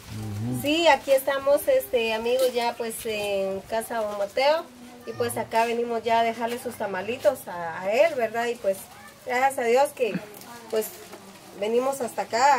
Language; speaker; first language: Spanish; native; Spanish